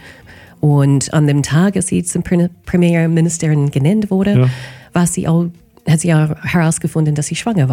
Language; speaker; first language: German; non-native, fluent; English